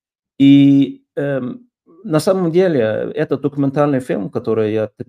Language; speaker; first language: Russian; non-native, fluent; Norwegian